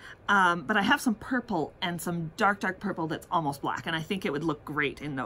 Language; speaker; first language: English; native; English